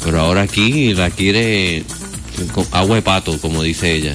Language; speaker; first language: Spanish; native; Spanish